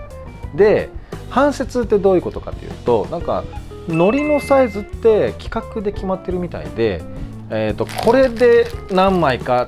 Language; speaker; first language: Japanese; native; Japanese